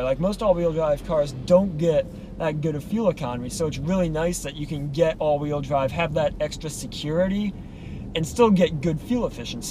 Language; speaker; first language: English; native; English